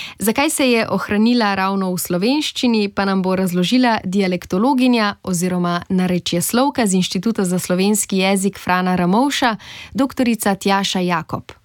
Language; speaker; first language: Slovenian; native; Slovenian